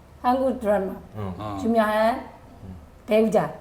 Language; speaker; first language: Korean; non-native, learner; Burmese